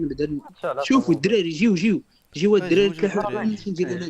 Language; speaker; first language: Arabic; native; Arabic